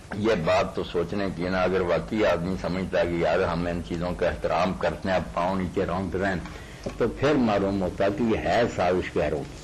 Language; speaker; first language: Urdu; non-native, local second language; Punjabi